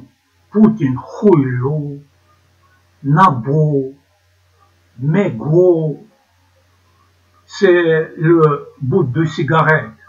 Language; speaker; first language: French; non-native, learner; Ukrainian